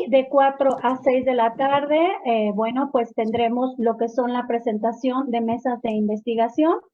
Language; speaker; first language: Spanish; native; Spanish